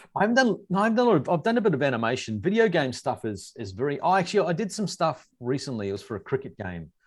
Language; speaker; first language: English; native; English